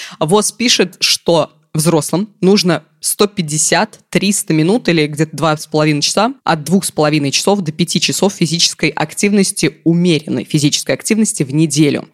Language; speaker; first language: Russian; native; Russian